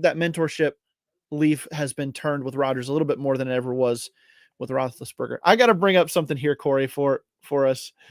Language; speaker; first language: English; native; English